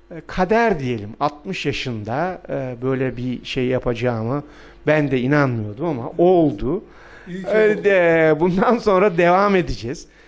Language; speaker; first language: Turkish; non-native, local second language; Adyghe